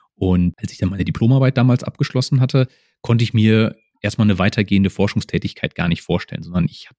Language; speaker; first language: German; native; German